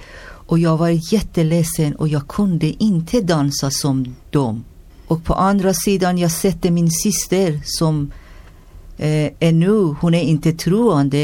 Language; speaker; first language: Swedish; non-native, learner; Persian